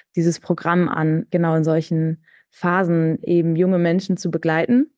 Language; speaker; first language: German; native; German